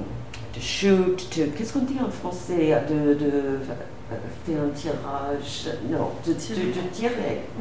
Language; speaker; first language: French; non-native, fluent; English